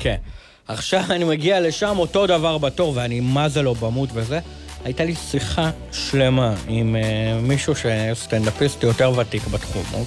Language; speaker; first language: Hebrew; native; Hebrew